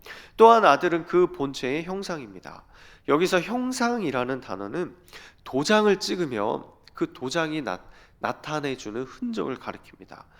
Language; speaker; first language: Korean; native; Korean